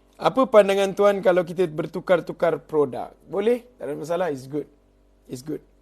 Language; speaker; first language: Malay; native; Malay